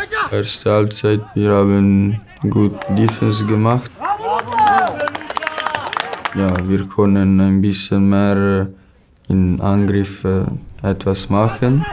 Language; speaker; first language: German; non-native, learner; Italian